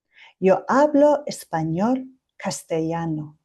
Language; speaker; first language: Spanish; non-native, fluent; Mongolian